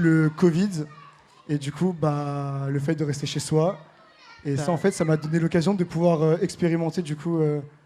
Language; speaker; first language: French; native; French